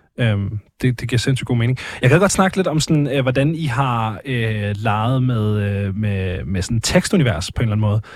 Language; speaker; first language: Danish; native; Danish